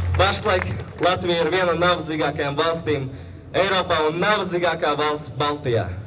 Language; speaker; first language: Latvian; non-native, local second language; Russian